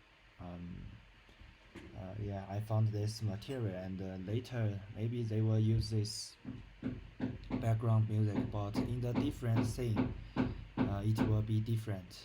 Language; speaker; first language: English; non-native, learner; Chinese